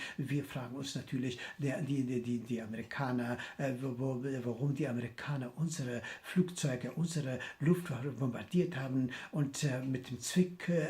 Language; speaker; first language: German; non-native, fluent; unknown